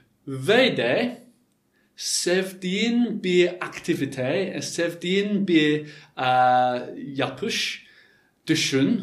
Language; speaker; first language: Turkish; non-native, fluent; English